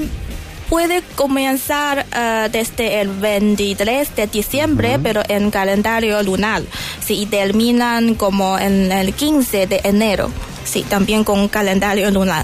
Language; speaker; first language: Spanish; non-native, learner; Chinese